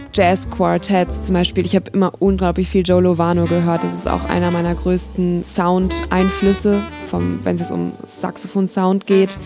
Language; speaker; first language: German; native; German